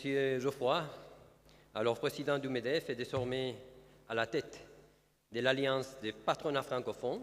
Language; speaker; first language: French; non-native, fluent; Spanish